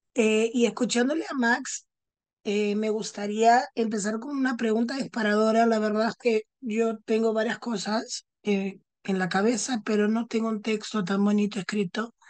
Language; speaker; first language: Spanish; non-native, fluent; Portuguese